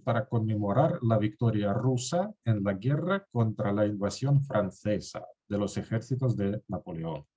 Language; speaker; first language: Spanish; non-native, fluent; Russian